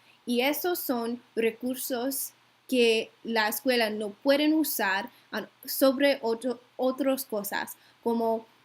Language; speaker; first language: Spanish; non-native, learner; English